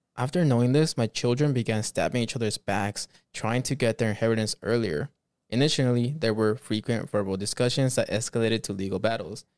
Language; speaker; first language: English; early bilingual, other home language; Spanish